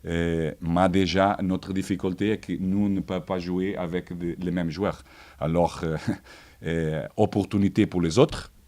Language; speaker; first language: French; non-native, fluent; Portuguese